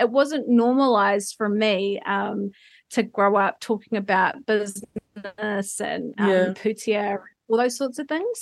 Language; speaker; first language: English; native; English